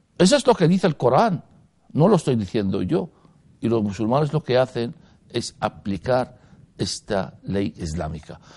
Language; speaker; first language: Spanish; non-native, fluent; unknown